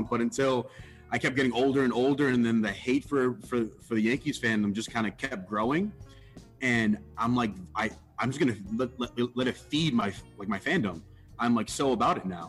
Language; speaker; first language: English; native; English